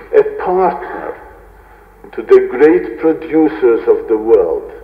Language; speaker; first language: English; non-native, fluent; Hebrew